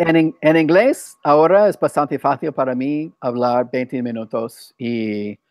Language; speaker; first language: Spanish; non-native, fluent; English